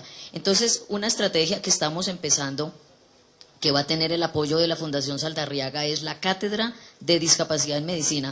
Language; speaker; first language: Spanish; native; Spanish